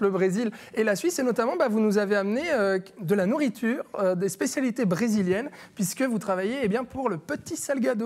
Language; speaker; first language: French; native; French